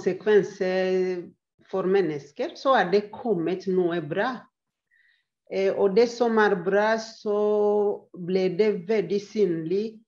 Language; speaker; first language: Swedish; non-native, fluent; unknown